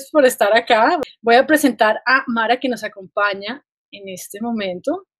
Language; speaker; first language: Spanish; native; Spanish